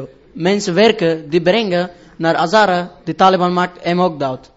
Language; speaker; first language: Dutch; non-native, learner; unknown